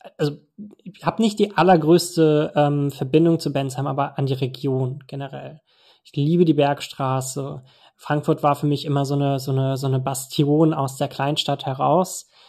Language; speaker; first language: German; early bilingual, other home language; Turkish